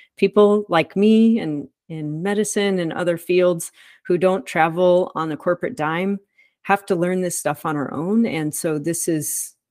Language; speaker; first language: English; native; English